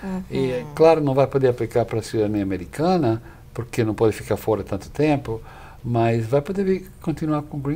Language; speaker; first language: Portuguese; non-native, fluent; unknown